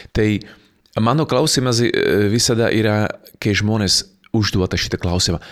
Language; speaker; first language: Lithuanian; non-native, fluent; Slovak